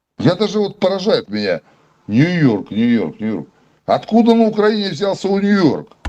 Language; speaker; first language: Russian; native; Russian